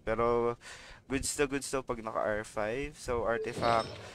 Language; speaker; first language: English; non-native, local second language; Filipino